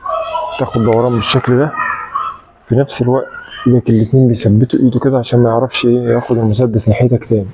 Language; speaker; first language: Arabic; native; Arabic